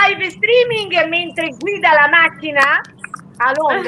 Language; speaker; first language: Italian; native; Italian